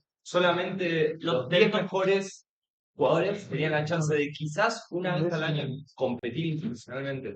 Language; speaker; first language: Spanish; native; Spanish